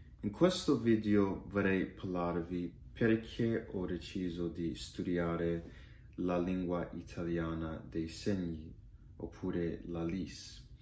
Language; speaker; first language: Italian; non-native, learner; English